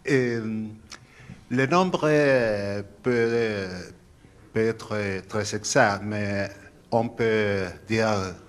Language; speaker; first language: French; non-native, learner; Spanish